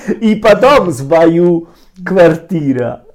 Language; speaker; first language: Russian; non-native, learner; Italian